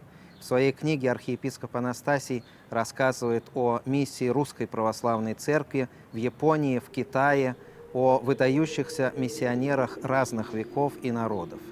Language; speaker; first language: Russian; native; Russian